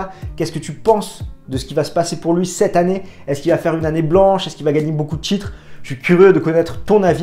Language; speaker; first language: French; native; French